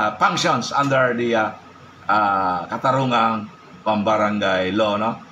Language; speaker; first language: English; non-native, local second language; Cebuano